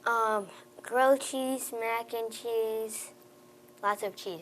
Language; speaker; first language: English; native; English